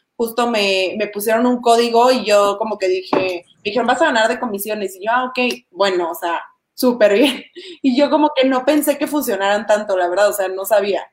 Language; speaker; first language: Spanish; native; Spanish